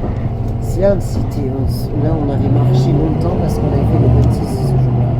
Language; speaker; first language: French; native; French